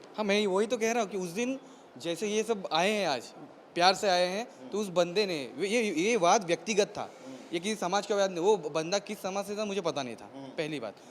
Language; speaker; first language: Hindi; native; Hindi